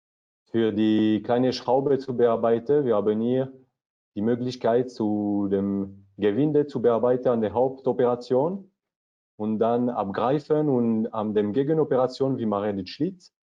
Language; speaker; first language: German; non-native, learner; French